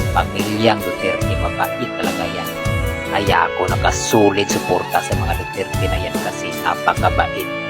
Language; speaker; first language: Filipino; non-native, local second language; Cebuano